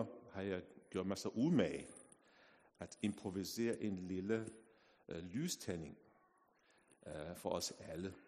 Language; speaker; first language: Danish; non-native, fluent; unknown